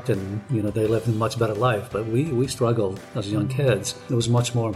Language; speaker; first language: English; non-native, fluent; Arabic